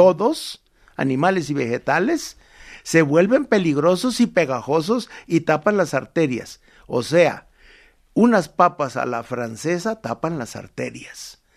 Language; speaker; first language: Spanish; native; Spanish